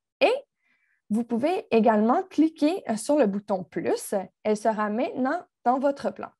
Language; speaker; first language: French; native; French